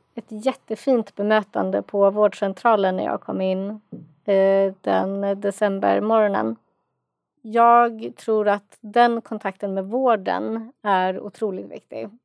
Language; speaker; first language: Swedish; native; Swedish